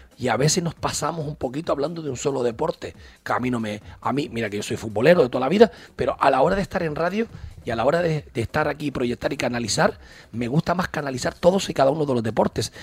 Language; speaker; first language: Spanish; native; Spanish